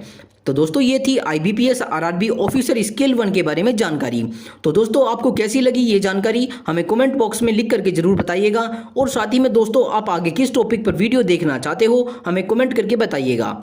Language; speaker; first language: Hindi; native; Hindi